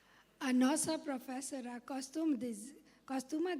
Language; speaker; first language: Portuguese; non-native, learner; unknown